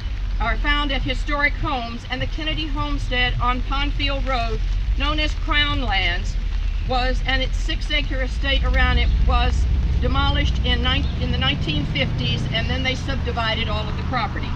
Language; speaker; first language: English; native; English